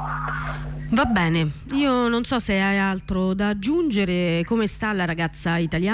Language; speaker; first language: Italian; native; Italian